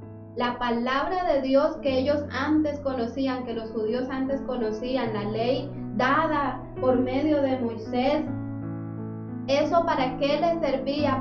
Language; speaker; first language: Spanish; native; Spanish